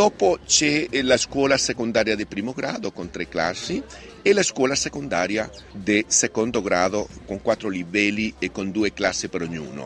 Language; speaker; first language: Italian; early bilingual, heritage; Spanish